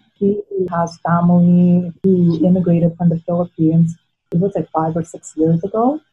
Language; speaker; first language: English; non-native, fluent; Filipino